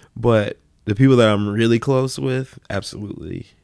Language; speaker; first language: English; native; English